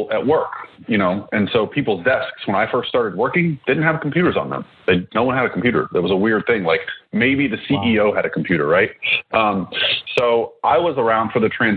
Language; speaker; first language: English; native; English